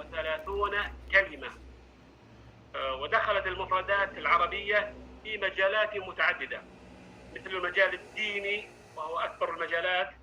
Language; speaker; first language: Arabic; non-native, fluent; Indonesian